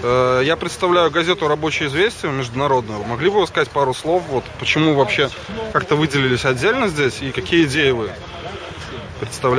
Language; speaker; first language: Russian; native; Russian